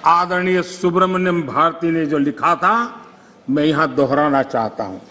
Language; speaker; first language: Hindi; non-native, local second language; Gujarati